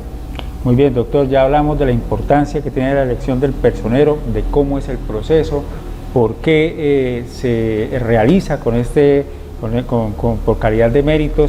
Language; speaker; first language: Spanish; native; Spanish